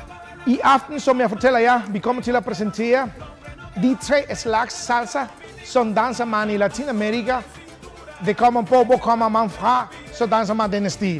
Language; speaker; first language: Danish; non-native, fluent; Spanish